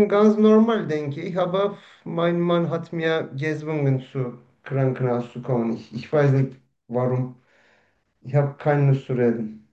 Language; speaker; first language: German; non-native, learner; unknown